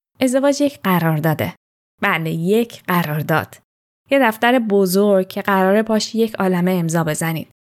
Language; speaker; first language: Persian; native; Persian